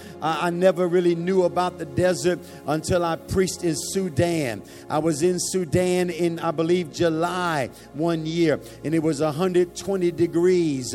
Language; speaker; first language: English; native; English